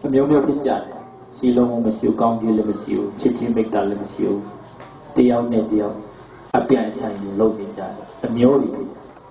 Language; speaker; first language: Burmese; non-native, local second language; Hakha Chin